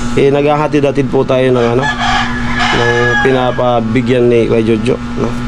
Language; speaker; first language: Filipino; non-native, local second language; Bikol